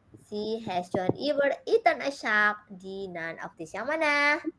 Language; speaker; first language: English; non-native, fluent; Indonesian